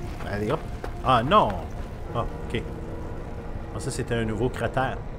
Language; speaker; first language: French; native; French